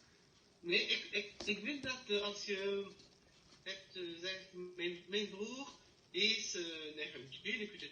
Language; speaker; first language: Dutch; non-native, learner; French